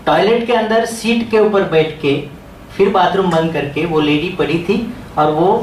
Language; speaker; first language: Hindi; non-native, local second language; Marathi